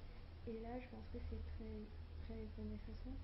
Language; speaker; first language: French; non-native, learner; Chinese